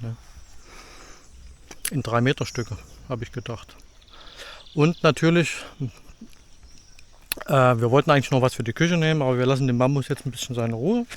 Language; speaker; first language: German; native; German